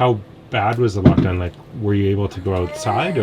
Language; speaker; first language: English; native; English